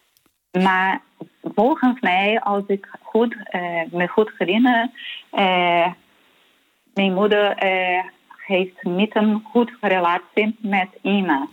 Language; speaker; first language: Dutch; non-native, fluent; Portuguese